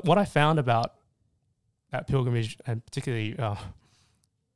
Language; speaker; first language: English; native; English